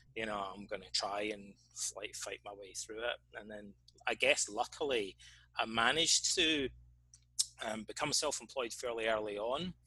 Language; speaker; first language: English; native; English